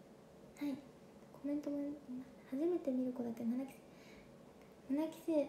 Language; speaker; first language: Japanese; native; Japanese